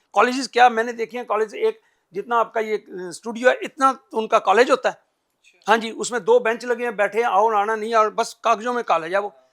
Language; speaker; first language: Hindi; non-native, local second language; Punjabi